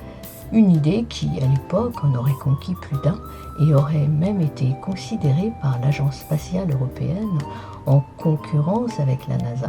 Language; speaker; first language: French; native; French